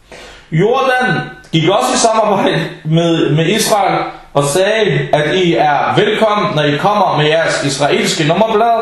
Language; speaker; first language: Danish; early bilingual, other home language; Arabic